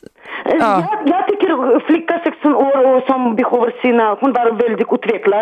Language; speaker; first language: Swedish; non-native, learner; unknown